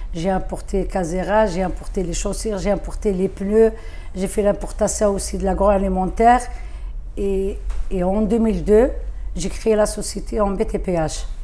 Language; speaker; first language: French; non-native, local second language; Arabic